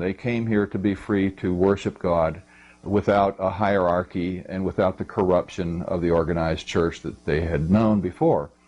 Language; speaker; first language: English; native; English